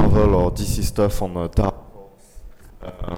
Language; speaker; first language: English; non-native, fluent; French